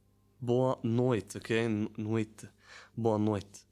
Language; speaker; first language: Portuguese; non-native, learner; German